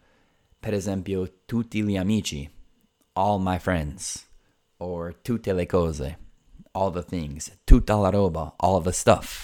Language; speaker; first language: Italian; non-native, fluent; English